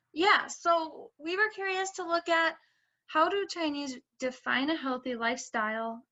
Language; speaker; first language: English; native; English